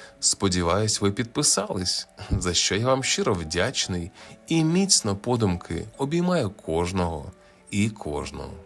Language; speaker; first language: Ukrainian; native; Ukrainian